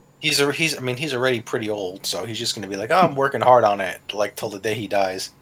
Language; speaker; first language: English; native; English